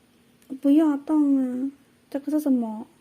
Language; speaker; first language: Chinese; non-native, fluent; Indonesian